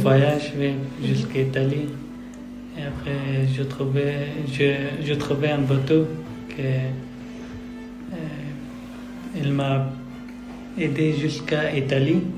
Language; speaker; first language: French; non-native, learner; Persian